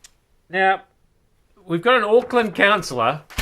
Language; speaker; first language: English; native; English